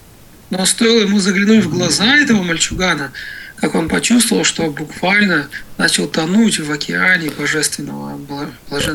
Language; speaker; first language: Russian; native; Russian